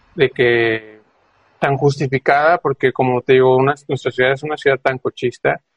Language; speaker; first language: Spanish; native; Spanish